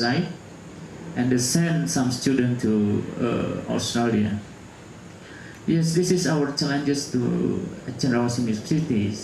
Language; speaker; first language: English; non-native, local second language; Indonesian